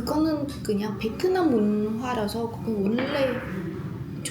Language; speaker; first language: Korean; non-native, learner; Vietnamese